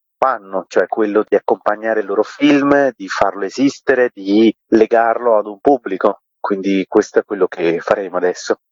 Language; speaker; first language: Italian; non-native, fluent; Sinhala